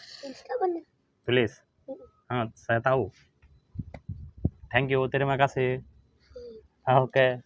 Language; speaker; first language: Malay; non-native, learner; Bangla